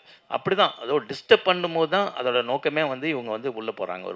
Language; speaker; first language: Tamil; native; Tamil